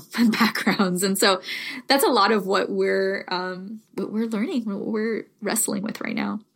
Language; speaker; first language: English; early bilingual, other home language; Spanish